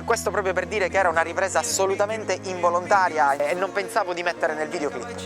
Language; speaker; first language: Italian; native; Italian